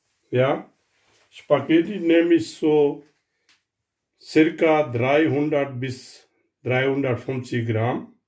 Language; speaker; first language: German; non-native, learner; Urdu